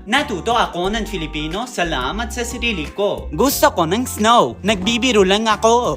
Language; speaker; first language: Filipino; non-native, learner; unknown